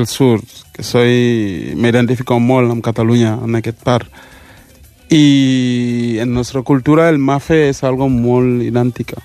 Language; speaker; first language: Catalan; non-native, learner; Mandingo